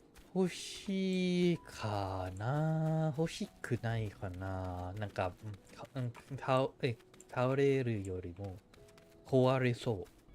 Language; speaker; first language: Japanese; non-native, fluent; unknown